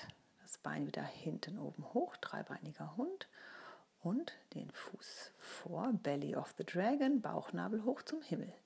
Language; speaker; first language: German; native; German